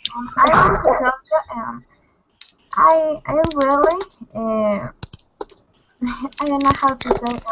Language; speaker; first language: English; non-native, learner; Spanish